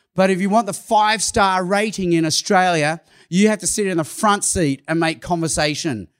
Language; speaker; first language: English; non-native, local second language; Cantonese